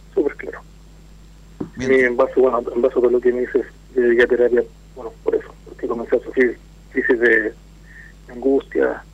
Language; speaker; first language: Spanish; native; Spanish